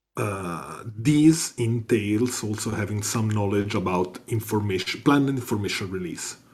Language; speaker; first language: English; non-native, fluent; Italian